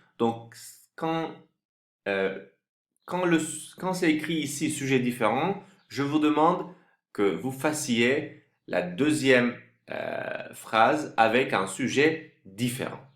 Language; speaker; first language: French; non-native, fluent; Turkish